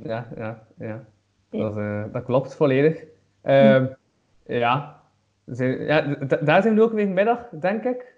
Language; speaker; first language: Dutch; native; Dutch